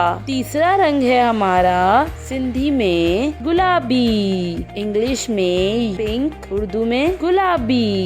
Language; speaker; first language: Hindi; non-native, local second language; Sindhi